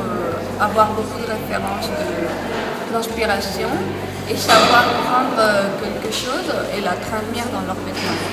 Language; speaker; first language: French; non-native, learner; Spanish